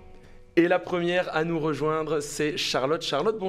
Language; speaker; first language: French; native; French